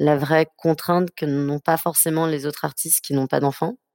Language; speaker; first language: French; native; French